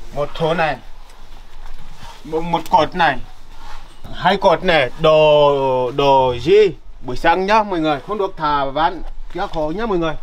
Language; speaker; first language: Vietnamese; non-native, learner; Portuguese